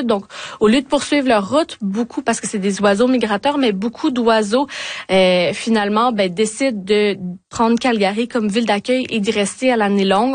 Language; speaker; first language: French; native; French